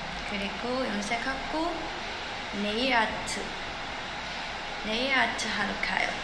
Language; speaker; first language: Korean; non-native, fluent; Chinese